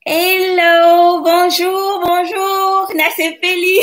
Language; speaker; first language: French; non-native, local second language; Lingala